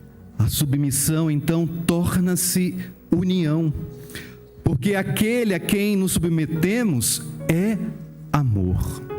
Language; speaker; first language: Portuguese; native; Portuguese